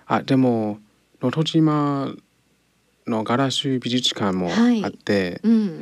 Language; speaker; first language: Japanese; non-native, learner; English